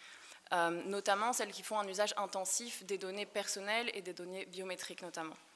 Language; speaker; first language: French; native; French